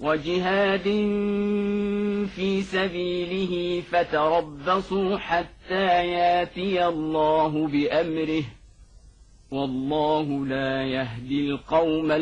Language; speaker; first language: Arabic; native; Arabic